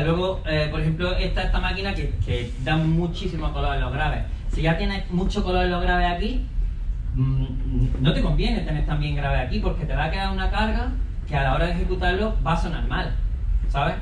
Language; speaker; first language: Spanish; native; Spanish